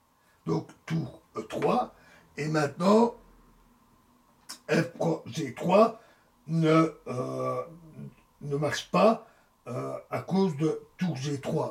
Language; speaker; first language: French; native; French